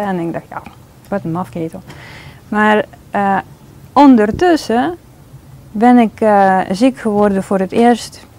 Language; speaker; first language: Dutch; non-native, fluent; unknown